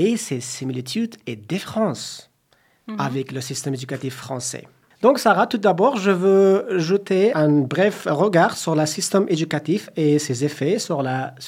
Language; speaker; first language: French; non-native, fluent; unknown